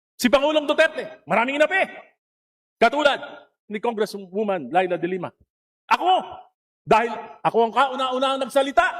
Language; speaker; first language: Filipino; native; Filipino